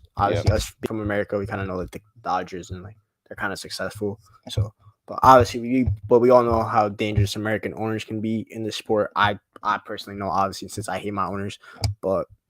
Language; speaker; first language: English; native; English